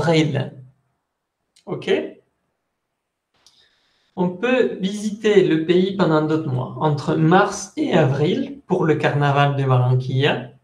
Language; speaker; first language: French; non-native, fluent; Spanish